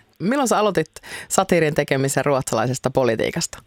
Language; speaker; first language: Finnish; native; Finnish